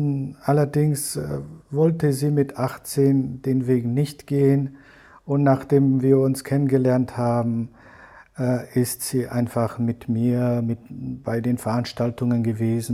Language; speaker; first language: German; non-native, fluent; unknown